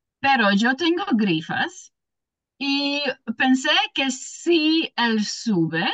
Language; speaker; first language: Spanish; non-native, learner; English